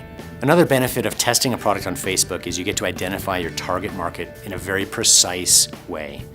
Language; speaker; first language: English; native; English